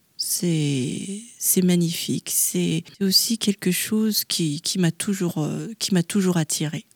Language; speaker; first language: French; non-native, local second language; Malagasy